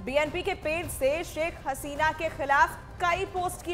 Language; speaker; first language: Hindi; native; Hindi